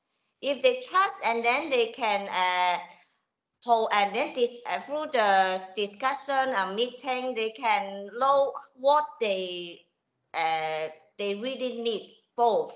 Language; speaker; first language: English; non-native, local second language; Cantonese